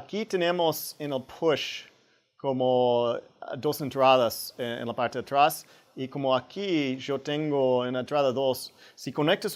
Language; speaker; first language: Spanish; non-native, fluent; English